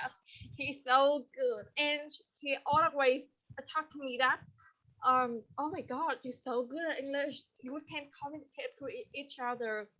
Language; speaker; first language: English; non-native, learner; Vietnamese